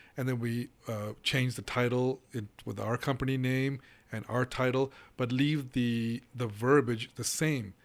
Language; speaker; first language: English; non-native, local second language; Malayalam